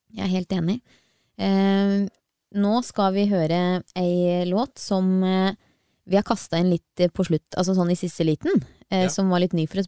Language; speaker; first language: Norwegian; native; Norwegian